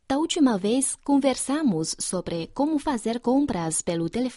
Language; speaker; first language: Portuguese; non-native, fluent; Chinese